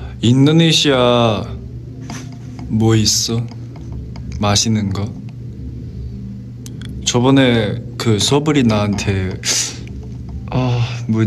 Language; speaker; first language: Korean; non-native, fluent; Chinese